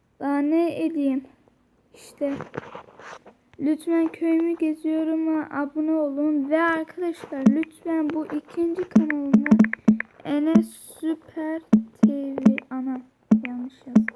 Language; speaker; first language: Turkish; early bilingual, heritage; Turkish